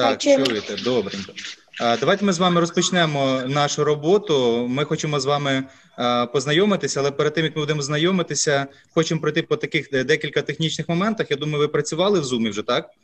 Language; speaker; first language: Ukrainian; native; Ukrainian